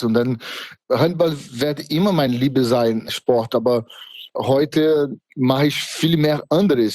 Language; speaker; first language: German; non-native, fluent; Portuguese